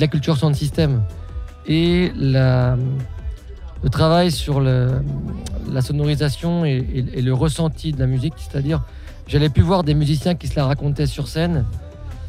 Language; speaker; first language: French; native; French